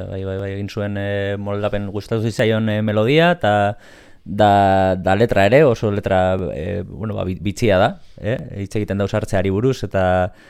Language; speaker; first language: Basque; non-native, local second language; Spanish